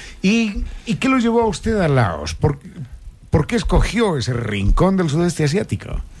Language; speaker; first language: Spanish; native; Spanish